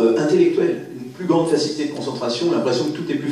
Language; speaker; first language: French; native; French